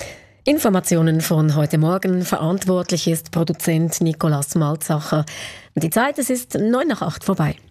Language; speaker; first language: German; native; German